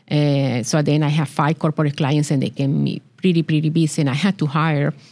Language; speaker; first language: English; non-native, fluent; Spanish